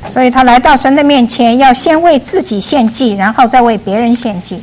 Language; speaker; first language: Chinese; native; Chinese